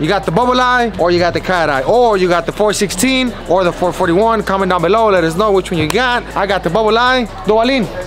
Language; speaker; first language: English; early bilingual, other home language; Spanish